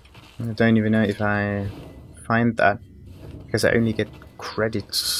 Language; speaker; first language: English; non-native, fluent; German